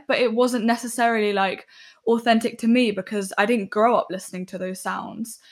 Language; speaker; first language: English; native; English